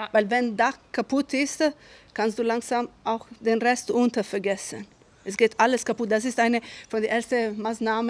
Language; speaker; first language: German; non-native, fluent; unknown